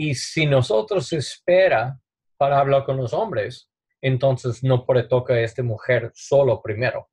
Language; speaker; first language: Spanish; non-native, learner; English